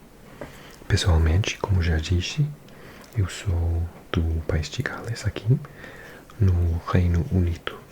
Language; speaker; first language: Portuguese; non-native, learner; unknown